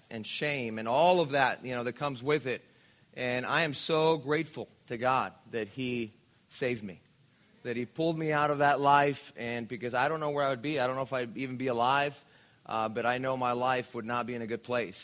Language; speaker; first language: English; non-native, fluent; Spanish